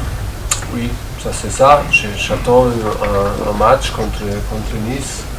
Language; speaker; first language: French; non-native, learner; German